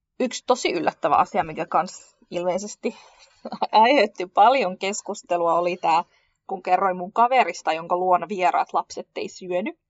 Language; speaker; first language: Finnish; early bilingual, other home language; Kurdish